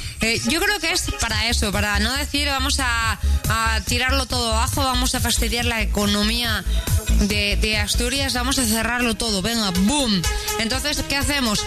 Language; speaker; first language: Spanish; native; Spanish